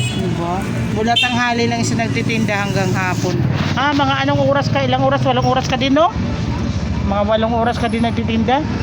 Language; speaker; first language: Filipino; non-native, local second language; Waray